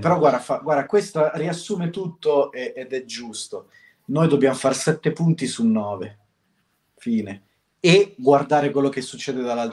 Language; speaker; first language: Italian; native; Italian